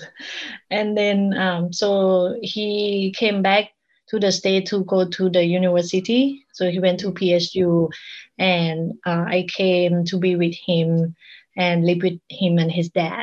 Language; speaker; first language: English; non-native, learner; Thai